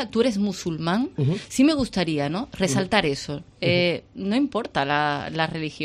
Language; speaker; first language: Spanish; native; Spanish